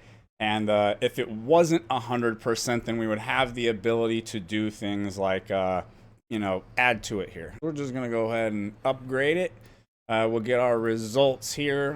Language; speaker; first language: English; native; English